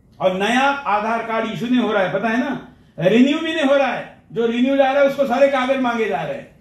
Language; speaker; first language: Hindi; non-native, local second language; Marathi